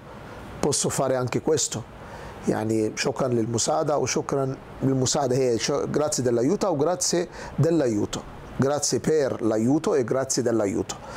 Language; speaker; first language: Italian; non-native, fluent; Arabic